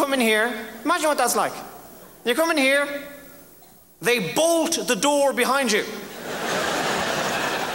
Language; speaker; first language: English; native; English